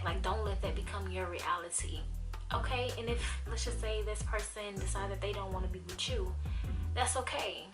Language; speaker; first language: English; native; English